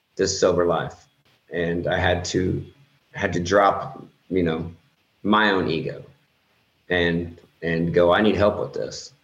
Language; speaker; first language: English; native; English